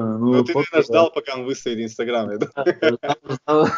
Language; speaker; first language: Russian; native; Russian